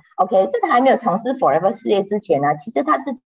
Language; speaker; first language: Chinese; native; Chinese